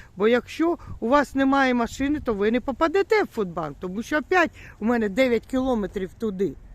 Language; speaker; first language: Ukrainian; native; Ukrainian